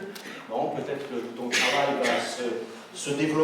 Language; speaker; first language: French; native; French